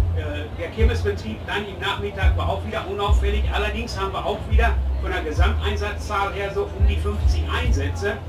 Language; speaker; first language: German; native; German